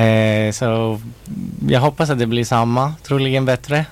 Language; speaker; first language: Swedish; non-native, fluent; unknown